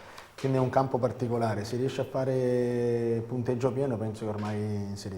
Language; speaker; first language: Italian; native; Italian